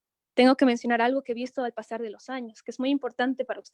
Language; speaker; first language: Spanish; native; Spanish